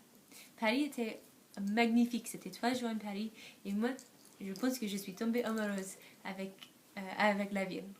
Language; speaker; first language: French; non-native, learner; English